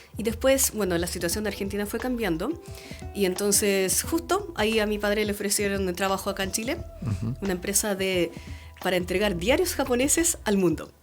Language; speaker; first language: Spanish; early bilingual, other home language; Japanese